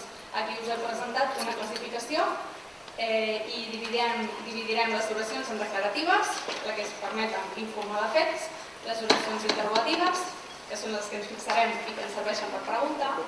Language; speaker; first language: Catalan; native; Catalan